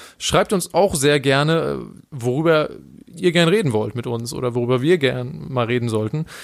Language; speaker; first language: German; native; German